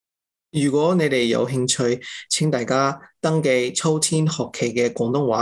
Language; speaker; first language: Cantonese; early bilingual, heritage; English